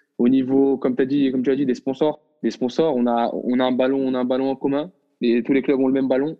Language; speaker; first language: French; non-native, local second language; Arabic